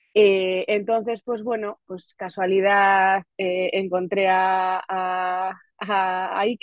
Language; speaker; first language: Spanish; native; Spanish